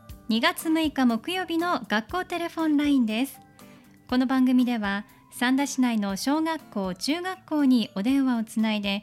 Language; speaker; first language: Japanese; native; Japanese